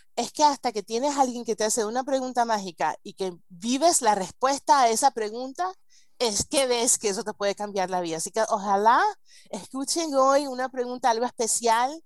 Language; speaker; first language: Spanish; early bilingual, heritage; Spanish